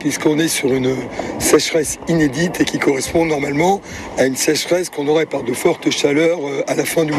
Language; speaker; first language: French; native; French